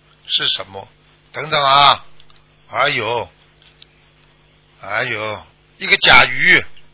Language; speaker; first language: Chinese; native; Chinese